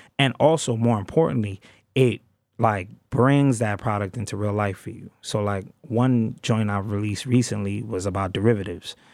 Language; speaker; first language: English; native; English